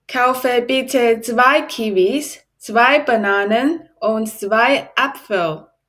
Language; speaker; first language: German; non-native, learner; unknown